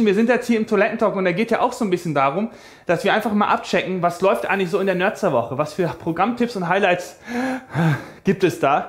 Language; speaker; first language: German; native; German